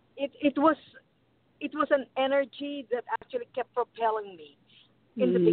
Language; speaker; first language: English; non-native, local second language; Filipino